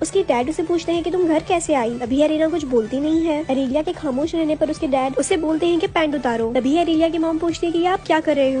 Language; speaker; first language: Hindi; native; Hindi